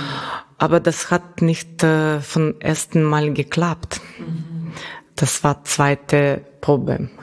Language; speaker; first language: German; non-native, fluent; Russian